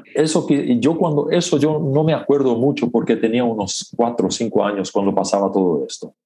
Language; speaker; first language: Spanish; non-native, local second language; Plautdietsch